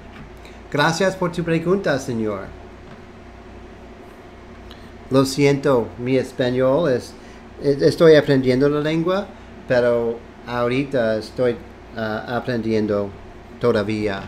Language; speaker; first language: Spanish; non-native, learner; English